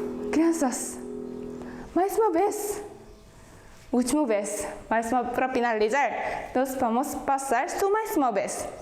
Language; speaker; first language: Portuguese; non-native, fluent; Korean